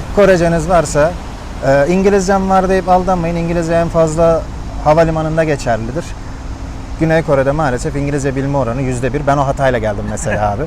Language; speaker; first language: Turkish; native; Turkish